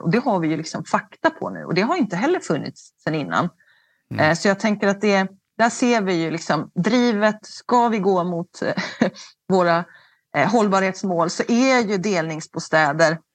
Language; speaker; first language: Swedish; native; Swedish